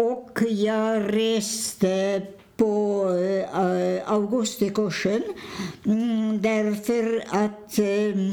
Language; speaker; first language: Swedish; non-native, fluent; Polish